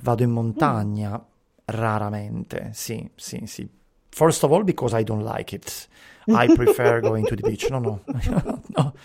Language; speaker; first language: English; non-native, fluent; Italian